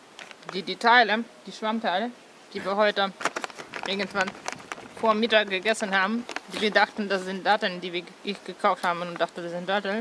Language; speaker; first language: German; non-native, fluent; Russian